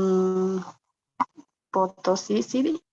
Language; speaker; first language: English; non-native, learner; Spanish